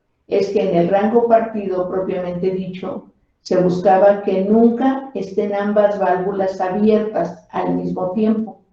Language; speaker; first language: Spanish; native; Spanish